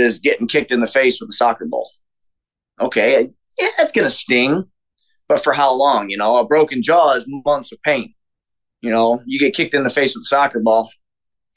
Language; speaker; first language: English; native; English